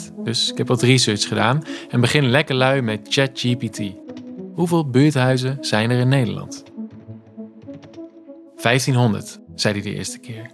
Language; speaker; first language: Dutch; native; Dutch